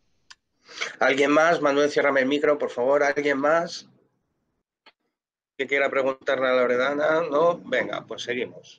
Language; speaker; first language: Spanish; native; Spanish